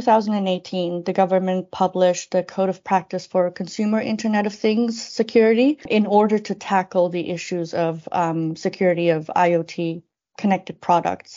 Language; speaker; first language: English; non-native, fluent; Spanish